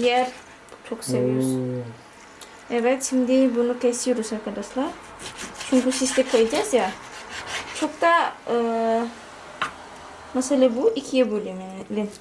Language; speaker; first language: Turkish; non-native, learner; Indonesian